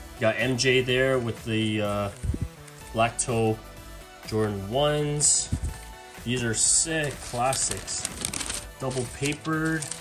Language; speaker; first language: English; native; English